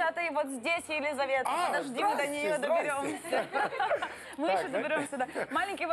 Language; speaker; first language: Russian; native; Russian